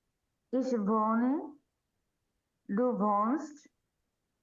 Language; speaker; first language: German; non-native, learner; Bangla